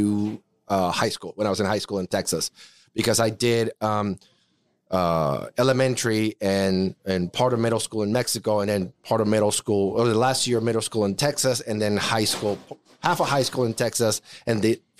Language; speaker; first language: English; non-native, fluent; Spanish